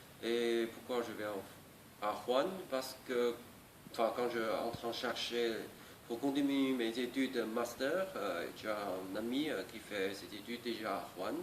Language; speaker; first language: French; non-native, learner; Chinese